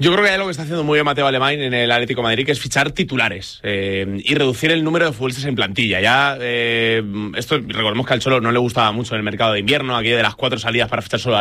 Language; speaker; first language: Spanish; native; Spanish